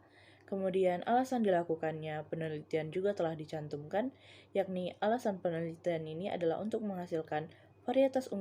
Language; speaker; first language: Indonesian; native; Indonesian